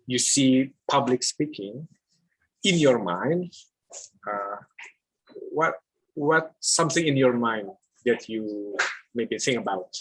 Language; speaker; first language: English; non-native, fluent; Indonesian